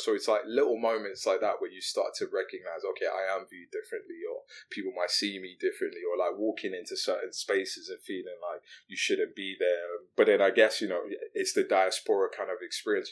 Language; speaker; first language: English; non-native, local second language; Yoruba